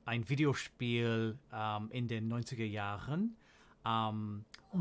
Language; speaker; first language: German; non-native, learner; English